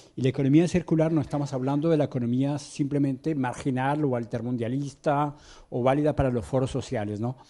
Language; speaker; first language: Spanish; non-native, fluent; French